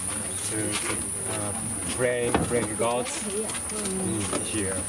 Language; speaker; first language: English; non-native, learner; Japanese